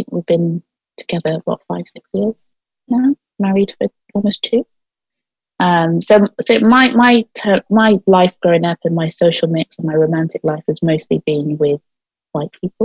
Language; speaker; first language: English; native; English